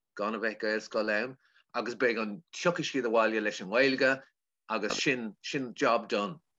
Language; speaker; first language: Irish; non-native, local second language; English